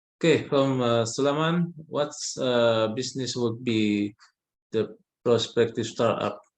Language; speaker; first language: English; non-native, learner; Indonesian